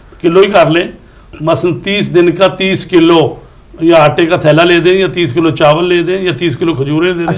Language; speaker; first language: Urdu; non-native, local second language; Punjabi